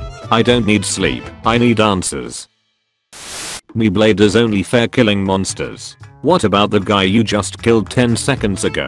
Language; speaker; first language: English; native; English